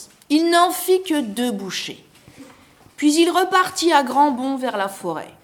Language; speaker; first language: French; native; French